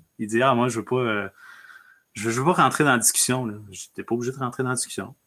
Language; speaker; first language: French; early bilingual, other home language; Spanish